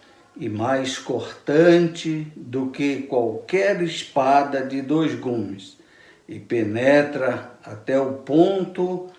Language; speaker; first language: Portuguese; native; Portuguese